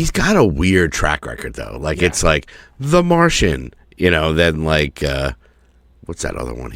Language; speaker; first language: English; native; English